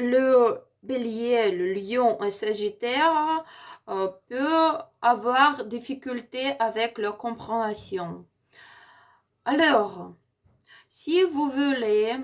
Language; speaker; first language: French; non-native, learner; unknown